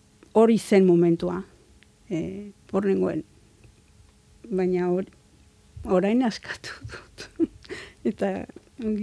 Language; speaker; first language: Basque; non-native, local second language; Spanish